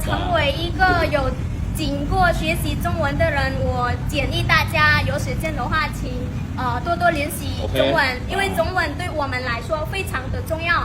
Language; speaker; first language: Chinese; non-native, fluent; Khmer